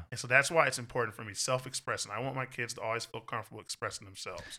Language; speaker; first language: English; native; English